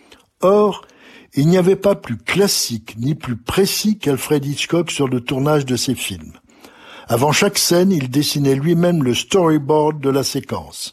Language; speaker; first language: French; native; French